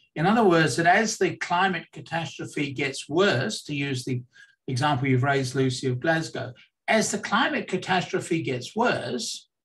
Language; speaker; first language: English; native; English